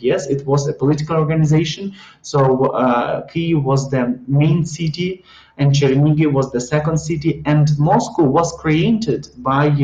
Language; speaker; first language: English; non-native, fluent; Ukrainian